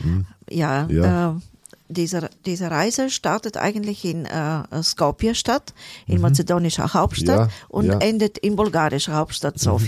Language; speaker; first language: German; non-native, fluent; Bulgarian